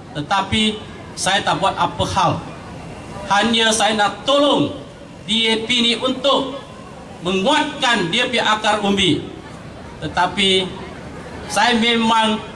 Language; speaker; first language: Malay; non-native, local second language; Chinese